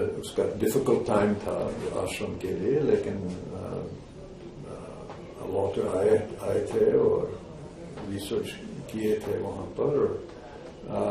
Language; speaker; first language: Hindi; non-native, fluent; English